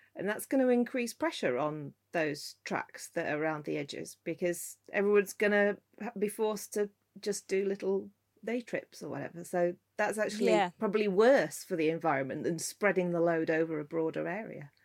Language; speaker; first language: English; native; English